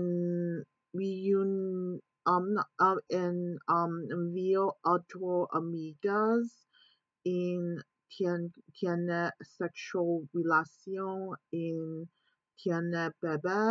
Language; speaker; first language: Spanish; non-native, learner; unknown